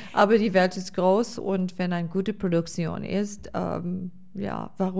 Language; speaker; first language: German; non-native, fluent; English